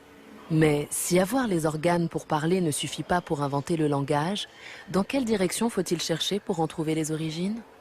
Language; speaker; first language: French; native; French